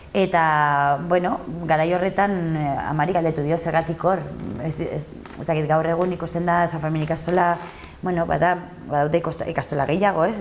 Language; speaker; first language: Basque; non-native, local second language; Spanish